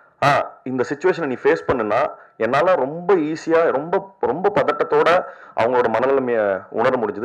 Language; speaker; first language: Tamil; native; Tamil